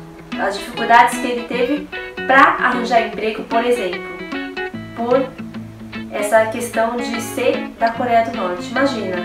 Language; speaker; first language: Portuguese; early bilingual, heritage; Korean